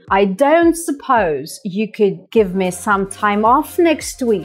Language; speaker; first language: English; non-native, fluent; Russian